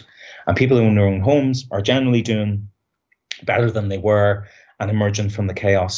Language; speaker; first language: English; native; English